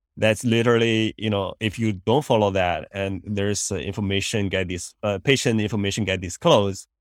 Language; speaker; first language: English; non-native, fluent; Chinese